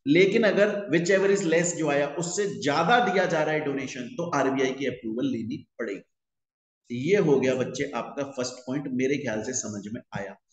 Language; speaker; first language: Hindi; native; Hindi